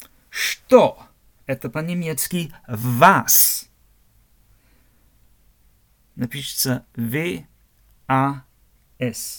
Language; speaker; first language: Russian; non-native, fluent; German